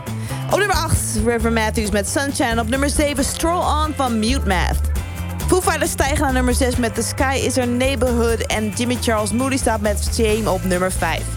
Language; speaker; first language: Dutch; native; Dutch